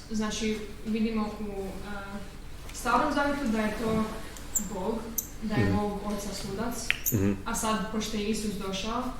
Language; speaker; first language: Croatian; early bilingual, heritage; English